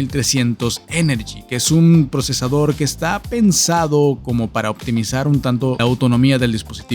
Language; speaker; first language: Spanish; native; Spanish